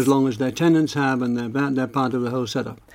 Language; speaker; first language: English; native; English